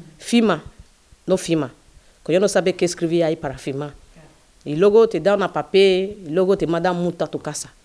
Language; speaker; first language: Spanish; non-native, learner; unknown